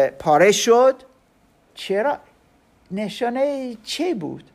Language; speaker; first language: Persian; non-native, learner; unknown